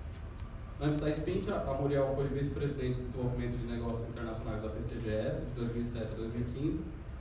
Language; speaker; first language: Portuguese; native; Portuguese